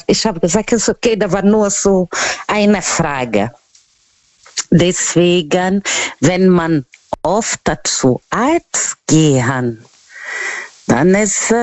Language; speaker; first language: German; non-native, learner; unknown